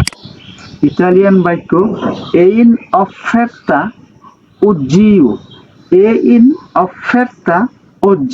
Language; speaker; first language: Italian; non-native, learner; Bangla